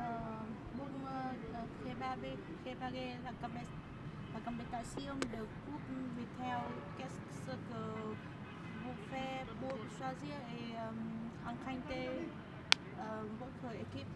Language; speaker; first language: French; non-native, learner; Vietnamese